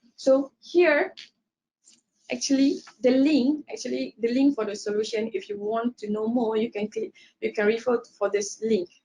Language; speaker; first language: English; non-native, local second language; Malay